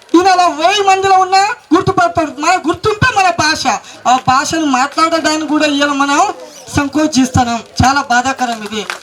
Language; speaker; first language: Telugu; non-native, local second language; Lambadi